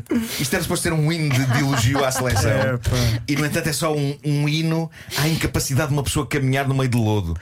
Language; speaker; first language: Portuguese; native; Portuguese